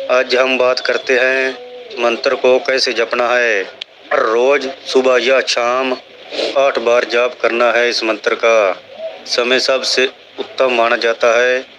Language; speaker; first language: Hindi; non-native, local second language; Punjabi